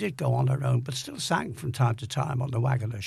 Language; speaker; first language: English; native; English